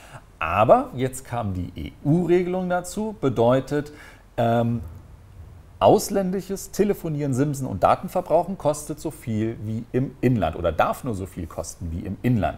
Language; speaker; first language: German; native; German